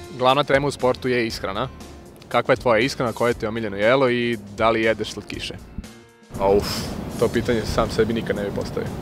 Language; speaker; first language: Serbian; non-native, local second language; Rusyn